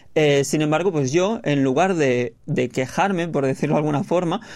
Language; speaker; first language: Spanish; native; Spanish